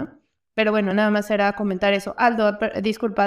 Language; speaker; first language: Spanish; native; Spanish